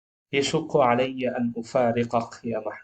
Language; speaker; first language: Arabic; non-native, fluent; Bangla